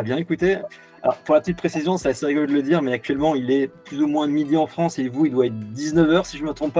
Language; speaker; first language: French; native; French